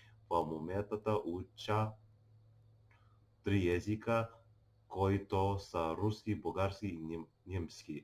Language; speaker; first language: Bulgarian; non-native, learner; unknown